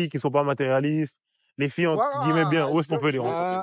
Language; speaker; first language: French; native; French